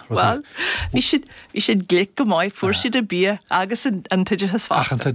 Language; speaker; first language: Irish; non-native, fluent; English